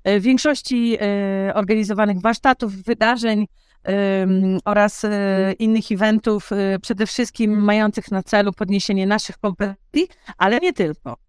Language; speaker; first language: Polish; native; Polish